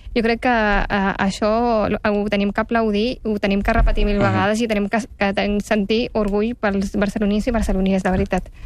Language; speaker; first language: Catalan; early bilingual, other home language; Arabic